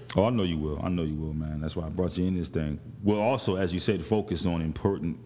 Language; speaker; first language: English; native; English